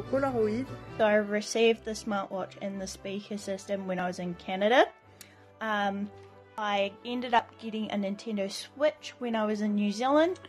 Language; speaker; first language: English; native; English